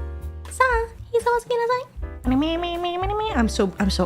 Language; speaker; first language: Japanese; non-native, fluent; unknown